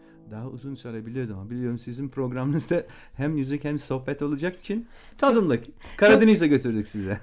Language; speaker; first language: Turkish; non-native, fluent; English